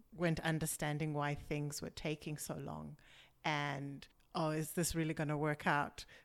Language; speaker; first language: English; non-native, local second language; Shona